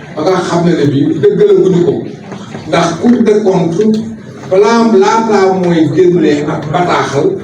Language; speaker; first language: Wolof; non-native, local second language; Fula